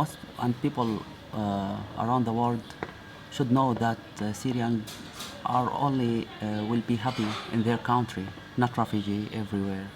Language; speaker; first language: English; non-native, learner; Arabic